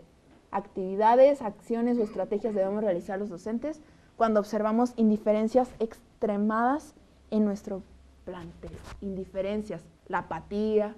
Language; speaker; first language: Spanish; native; Spanish